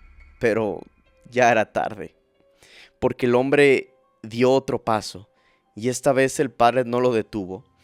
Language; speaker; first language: Spanish; native; Spanish